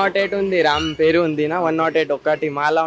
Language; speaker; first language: Telugu; non-native, local second language; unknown